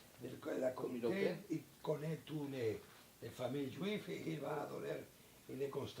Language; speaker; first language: French; non-native, learner; Spanish